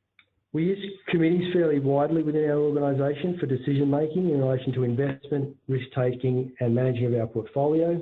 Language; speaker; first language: English; native; English